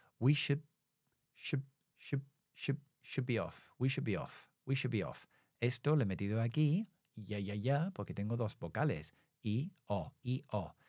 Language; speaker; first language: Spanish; non-native, fluent; English